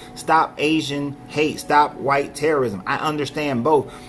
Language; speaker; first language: English; native; English